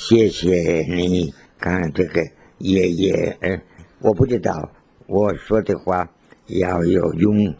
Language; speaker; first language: Chinese; non-native, learner; Spanish